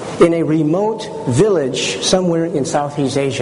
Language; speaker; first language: English; early bilingual, other home language; Chinese